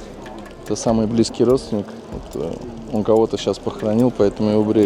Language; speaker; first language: Russian; native; Russian